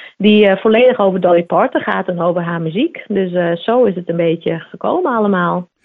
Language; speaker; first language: Dutch; non-native, local second language; Western Frisian